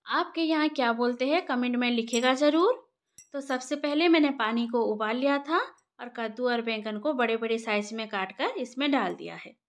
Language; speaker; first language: Hindi; non-native, local second language; Bangla